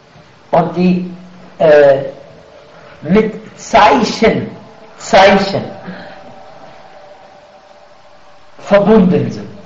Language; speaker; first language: German; non-native, fluent; Arabic